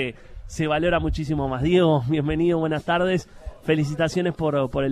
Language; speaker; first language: Spanish; native; Spanish